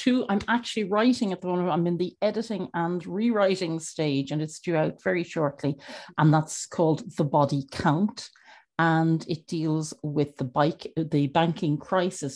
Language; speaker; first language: English; native; English